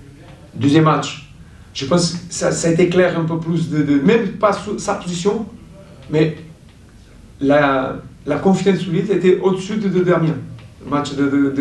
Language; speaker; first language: French; non-native, fluent; Portuguese